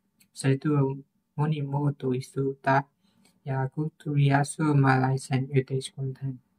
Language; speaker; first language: Finnish; non-native, learner; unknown